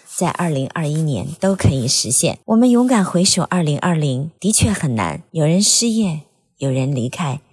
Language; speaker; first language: Chinese; native; Chinese